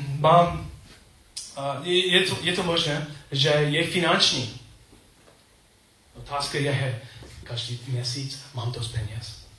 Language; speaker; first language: Czech; non-native, learner; English